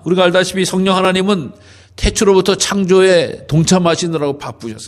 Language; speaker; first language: Korean; native; Korean